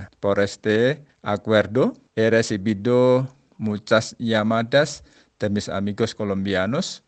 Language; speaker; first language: Spanish; non-native, fluent; Indonesian